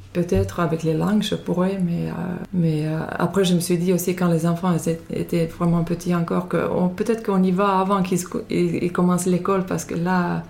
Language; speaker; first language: French; non-native, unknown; Finnish